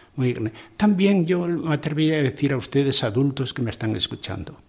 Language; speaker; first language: Spanish; native; Spanish